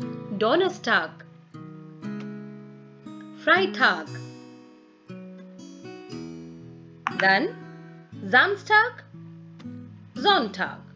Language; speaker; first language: German; non-native, fluent; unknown